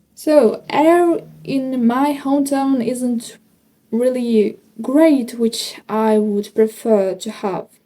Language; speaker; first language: English; non-native, fluent; Ukrainian